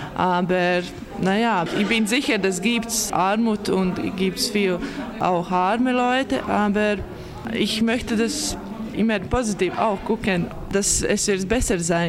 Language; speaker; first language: German; non-native, learner; Latvian